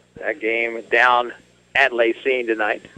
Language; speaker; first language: English; native; English